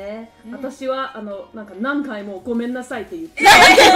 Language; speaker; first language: Japanese; non-native, learner; English